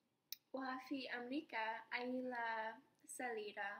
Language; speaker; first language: Arabic; non-native, learner; English